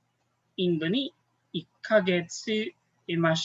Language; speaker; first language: Japanese; non-native, fluent; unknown